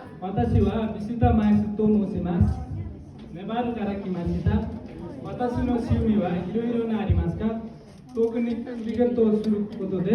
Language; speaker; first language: Japanese; non-native, learner; Nepali